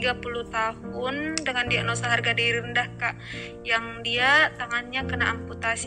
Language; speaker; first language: Indonesian; native; Indonesian